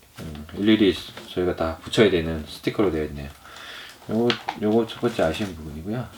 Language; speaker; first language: Korean; native; Korean